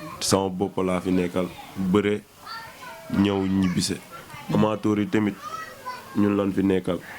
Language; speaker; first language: Wolof; native; Wolof